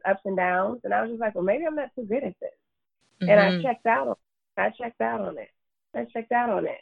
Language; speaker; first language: English; native; English